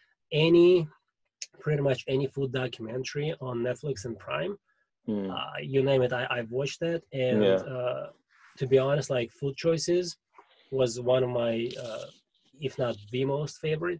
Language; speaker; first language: English; non-native, fluent; Russian